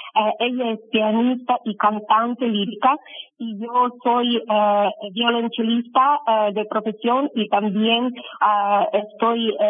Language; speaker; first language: Spanish; non-native, fluent; Ukrainian